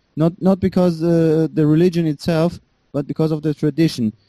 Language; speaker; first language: English; non-native, fluent; German